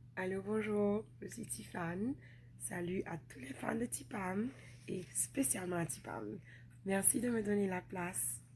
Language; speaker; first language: French; non-native, local second language; Haitian Creole